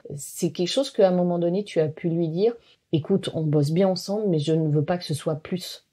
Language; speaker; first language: French; native; French